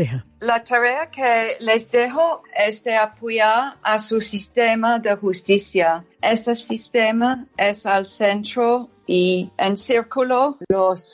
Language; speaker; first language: Spanish; non-native, learner; English